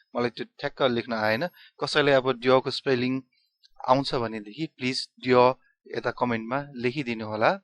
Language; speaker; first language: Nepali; non-native, local second language; Newari